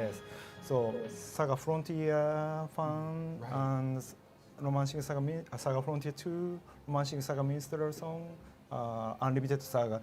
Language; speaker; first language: English; non-native, learner; Japanese